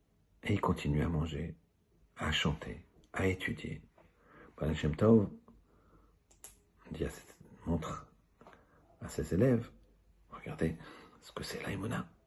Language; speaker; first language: French; native; French